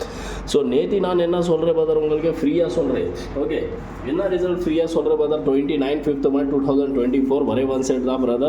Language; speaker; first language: Tamil; non-native, local second language; Kannada